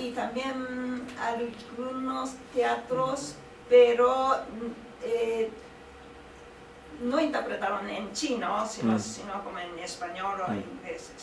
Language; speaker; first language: Spanish; non-native, fluent; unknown